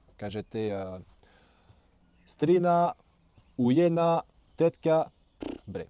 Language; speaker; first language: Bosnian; non-native, learner; French